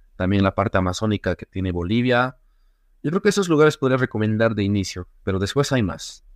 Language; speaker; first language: Spanish; native; Spanish